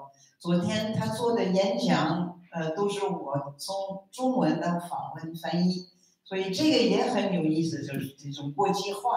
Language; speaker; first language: Chinese; non-native, fluent; French